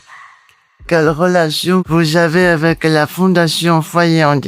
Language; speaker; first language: French; native; French